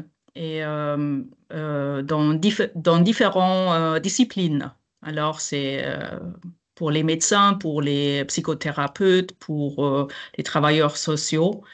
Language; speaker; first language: French; non-native, fluent; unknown